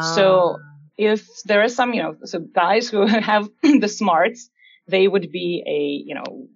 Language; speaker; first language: English; non-native, fluent; Russian